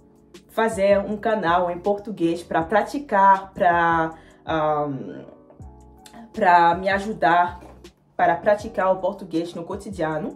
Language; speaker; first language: Portuguese; non-native, learner; French